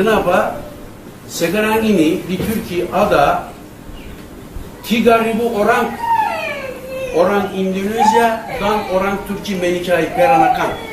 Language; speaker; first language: Indonesian; non-native, learner; Turkish